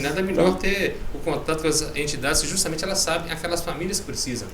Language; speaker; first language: Portuguese; native; Portuguese